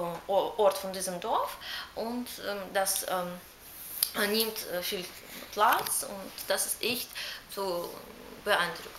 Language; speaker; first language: German; non-native, learner; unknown